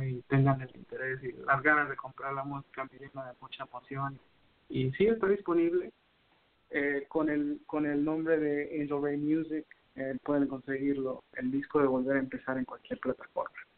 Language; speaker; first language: Spanish; native; Spanish